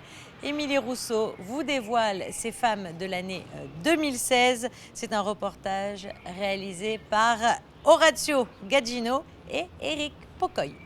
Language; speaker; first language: French; native; French